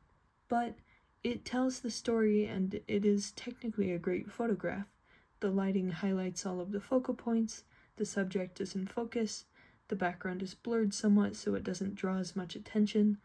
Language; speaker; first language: English; native; English